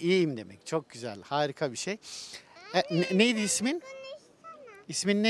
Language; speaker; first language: Turkish; native; Turkish